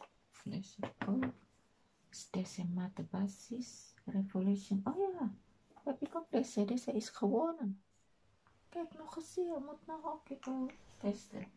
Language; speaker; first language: Dutch; non-native, learner; Indonesian